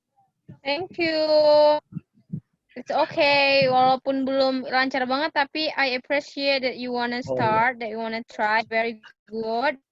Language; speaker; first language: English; non-native, fluent; Indonesian